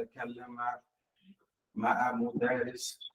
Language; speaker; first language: Arabic; non-native, learner; English